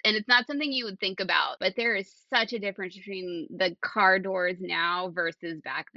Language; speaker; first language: English; native; English